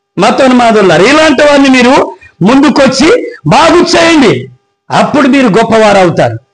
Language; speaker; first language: Telugu; non-native, local second language; Koya